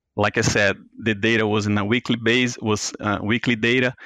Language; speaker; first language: English; non-native, fluent; Portuguese